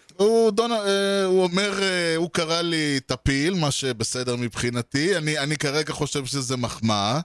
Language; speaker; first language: Hebrew; native; Hebrew